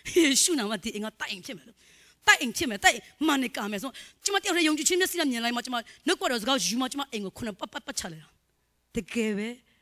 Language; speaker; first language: Burmese; non-native, local second language; Kachin